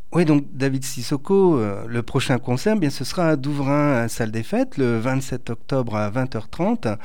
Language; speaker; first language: French; native; French